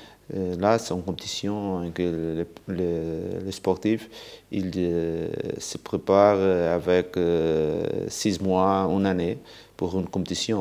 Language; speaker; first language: French; non-native, fluent; Portuguese